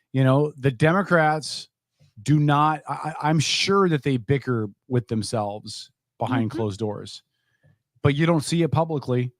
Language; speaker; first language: English; native; English